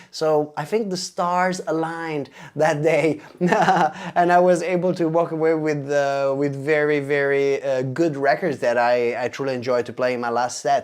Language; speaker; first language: English; non-native, fluent; Italian